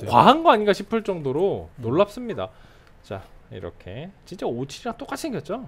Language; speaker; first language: Korean; native; Korean